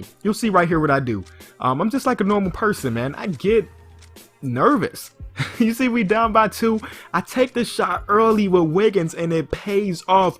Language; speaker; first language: English; native; English